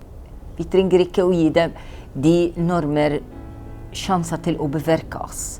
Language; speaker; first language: Norwegian; non-native, learner; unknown